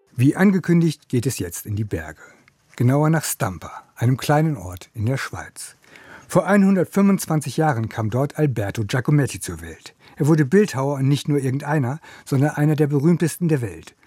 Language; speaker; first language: German; native; German